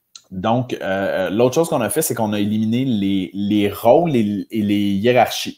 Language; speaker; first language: French; native; French